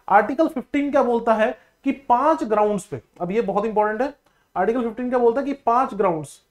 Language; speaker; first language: Hindi; non-native, local second language; Punjabi